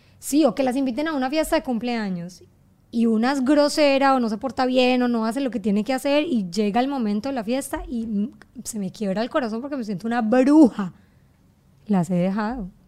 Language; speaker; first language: Spanish; native; Spanish